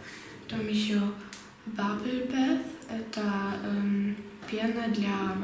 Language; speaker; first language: Russian; early bilingual, heritage; Russian